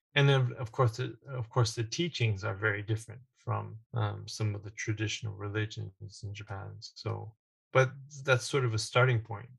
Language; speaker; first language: English; native; English